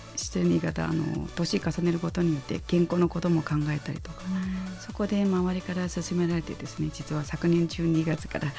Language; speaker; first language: Japanese; non-native, fluent; Chinese